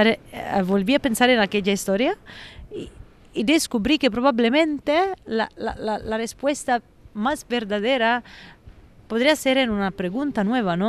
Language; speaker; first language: Spanish; non-native, fluent; Italian